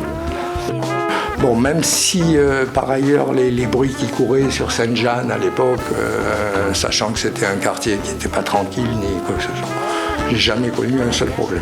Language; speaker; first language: French; native; French